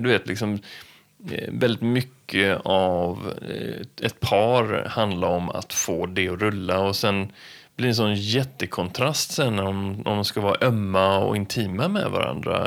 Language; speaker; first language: Swedish; native; Swedish